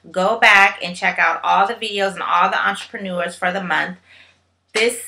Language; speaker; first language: English; native; English